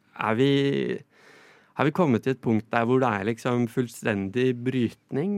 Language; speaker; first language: Norwegian; native; Norwegian